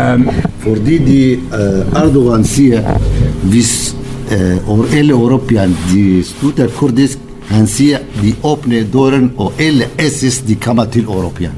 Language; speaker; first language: Danish; non-native, learner; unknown